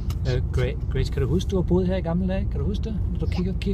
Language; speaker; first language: Danish; native; Danish